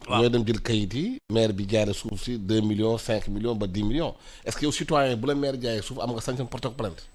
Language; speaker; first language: Wolof; native; Wolof